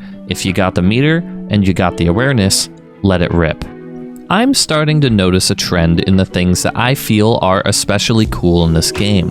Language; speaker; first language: English; native; English